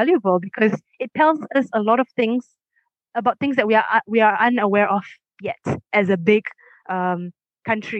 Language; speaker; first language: English; non-native, local second language; Malay